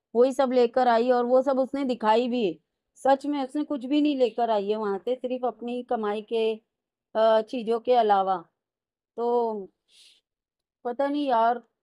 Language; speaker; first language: Hindi; native; Hindi